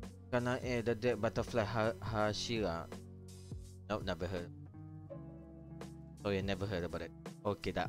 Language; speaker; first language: English; non-native, local second language; Malay